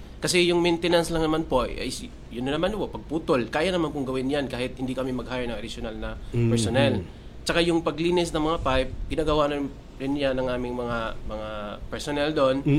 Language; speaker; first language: Filipino; non-native, local second language; Cebuano